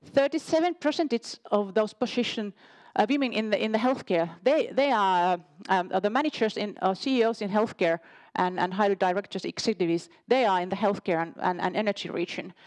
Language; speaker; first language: English; non-native, fluent; Finnish